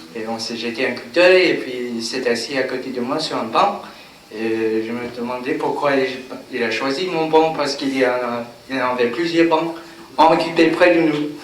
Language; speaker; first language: French; non-native, learner; English